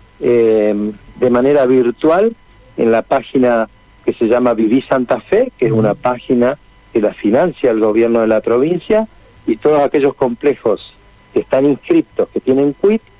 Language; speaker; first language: Spanish; native; Spanish